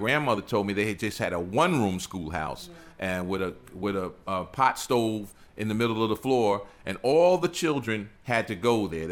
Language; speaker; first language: English; native; English